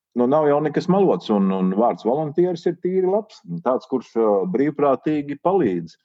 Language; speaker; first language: Latvian; native; Latvian